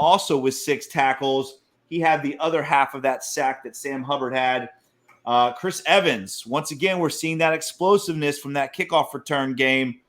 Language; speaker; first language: English; native; English